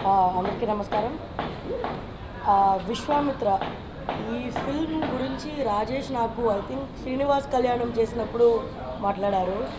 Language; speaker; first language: Telugu; non-native, fluent; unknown